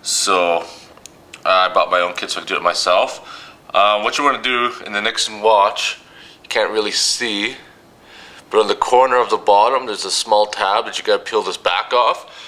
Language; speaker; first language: English; native; English